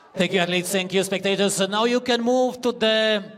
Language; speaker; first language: English; non-native, fluent; Latvian